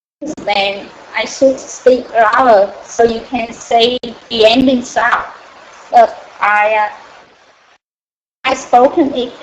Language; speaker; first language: English; non-native, learner; Vietnamese